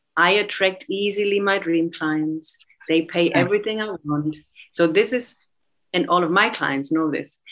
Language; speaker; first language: English; non-native, fluent; German